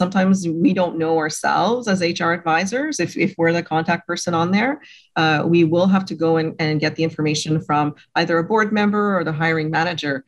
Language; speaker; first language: English; non-native, fluent; French